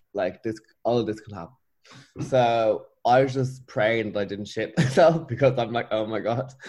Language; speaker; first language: English; native; English